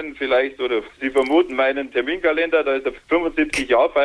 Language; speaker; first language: German; native; German